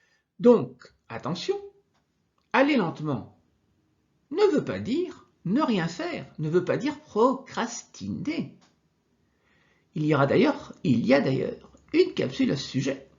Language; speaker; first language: French; native; French